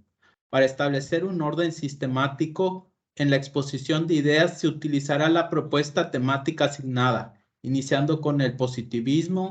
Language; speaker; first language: Spanish; native; Spanish